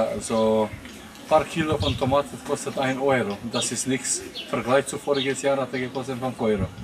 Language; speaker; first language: German; non-native, fluent; Albanian